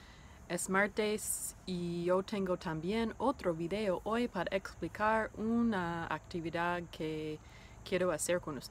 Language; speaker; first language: Spanish; non-native, learner; English